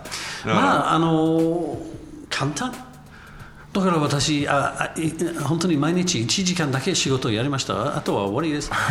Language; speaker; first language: Japanese; non-native, learner; English